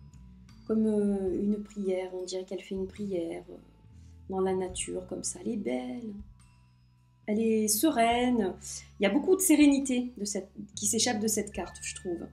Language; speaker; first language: French; native; French